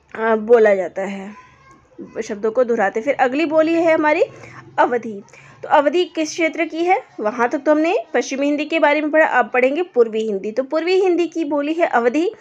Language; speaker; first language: Hindi; native; Hindi